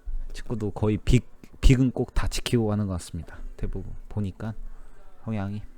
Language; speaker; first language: Korean; native; Korean